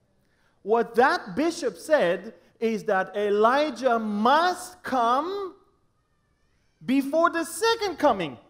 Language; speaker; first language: English; non-native, fluent; Hebrew